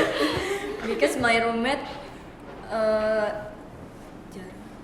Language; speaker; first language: English; non-native, learner; Indonesian